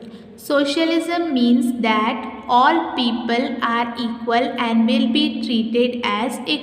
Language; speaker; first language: English; non-native, local second language; Hindi